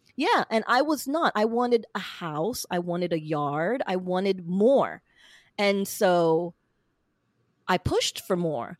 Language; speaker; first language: English; native; English